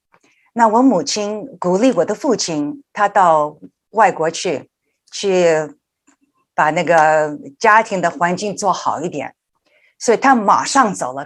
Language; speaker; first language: Chinese; early bilingual, heritage; Chinese